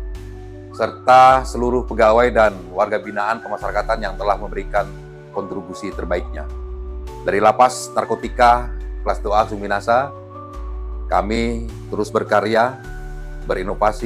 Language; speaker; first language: Indonesian; native; Indonesian